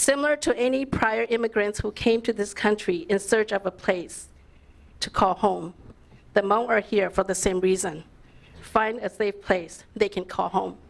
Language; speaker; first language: English; early bilingual, other home language; Lao